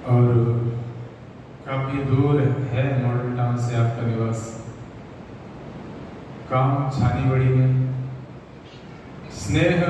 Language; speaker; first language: Hindi; native; Hindi